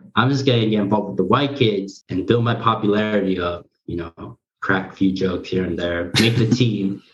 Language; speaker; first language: English; early bilingual, other home language; Korean